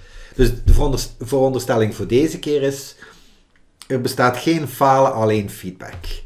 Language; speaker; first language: Dutch; native; Dutch